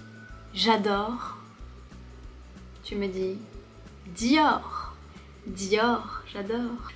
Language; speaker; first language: French; native; French